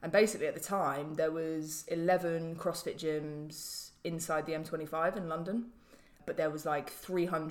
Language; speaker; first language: English; native; English